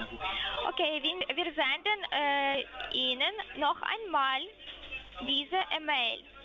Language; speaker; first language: German; non-native, learner; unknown